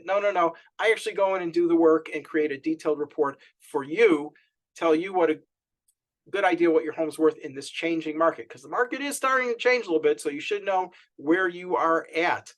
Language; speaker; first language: English; native; English